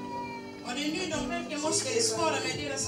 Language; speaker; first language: Swedish; non-native, fluent; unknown